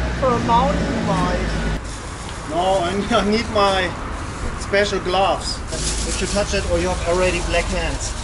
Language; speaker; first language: English; non-native, learner; German